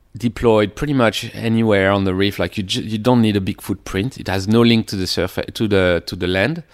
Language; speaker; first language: English; non-native, fluent; French